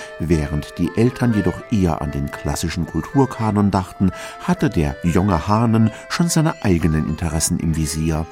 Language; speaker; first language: German; native; German